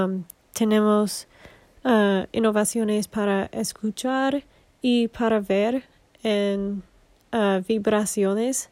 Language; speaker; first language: Spanish; non-native, learner; English